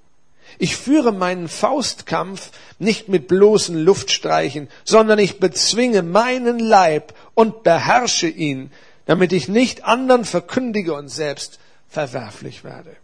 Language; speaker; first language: German; native; German